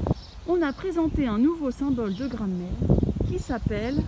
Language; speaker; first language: French; native; French